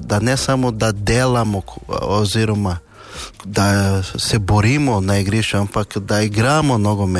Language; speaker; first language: Slovenian; non-native, fluent; Portuguese